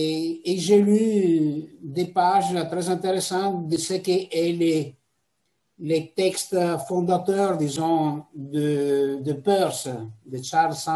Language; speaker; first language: French; non-native, fluent; Italian